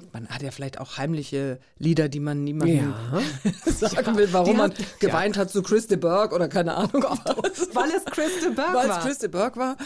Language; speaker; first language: German; native; German